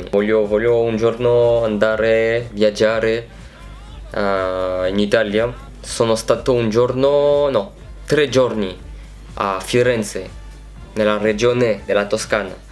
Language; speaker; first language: Italian; non-native, learner; French